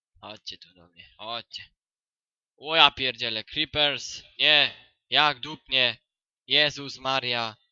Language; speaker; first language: Polish; native; Polish